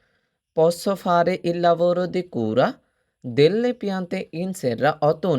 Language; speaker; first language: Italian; non-native, fluent; Bangla